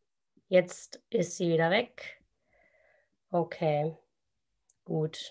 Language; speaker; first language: German; native; German